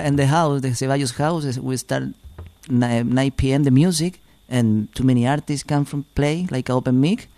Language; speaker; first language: English; non-native, learner; Spanish